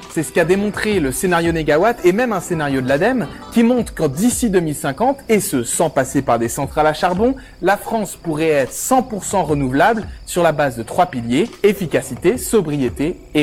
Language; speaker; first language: French; native; French